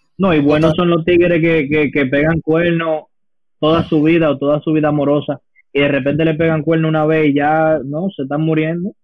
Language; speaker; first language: Spanish; early bilingual, heritage; Spanish